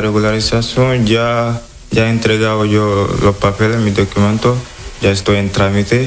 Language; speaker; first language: Spanish; non-native, learner; Wolof